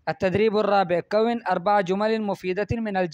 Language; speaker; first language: Arabic; non-native, fluent; Urdu